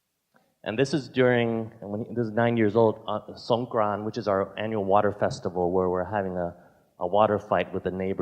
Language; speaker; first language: English; non-native, fluent; Thai